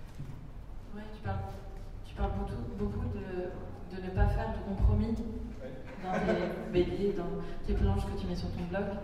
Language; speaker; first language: French; native; French